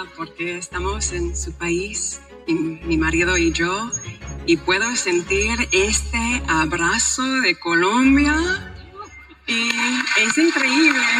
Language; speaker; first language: Spanish; non-native, learner; English